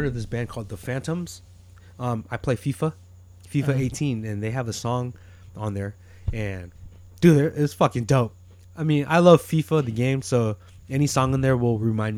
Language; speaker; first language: English; native; English